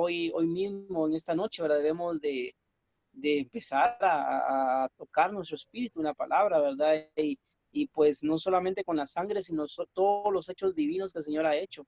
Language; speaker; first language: Spanish; native; Spanish